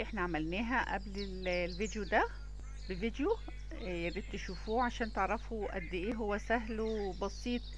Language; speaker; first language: Arabic; native; Arabic